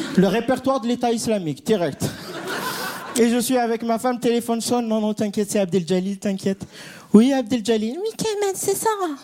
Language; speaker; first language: French; non-native, local second language; Kabyle